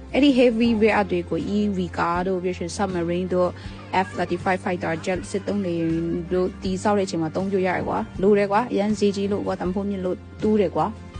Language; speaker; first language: Burmese; non-native, local second language; Kachin